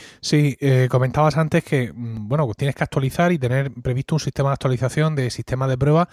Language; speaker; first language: Spanish; native; Spanish